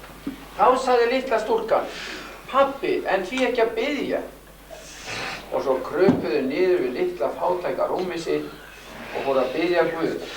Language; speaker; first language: Icelandic; native; Icelandic